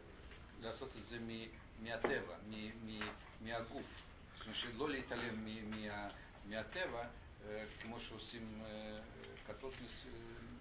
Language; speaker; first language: Hebrew; non-native, fluent; Russian